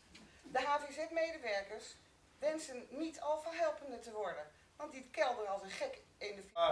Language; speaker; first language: Dutch; native; Dutch